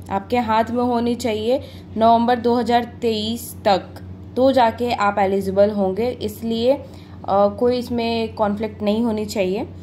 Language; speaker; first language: Hindi; native; Hindi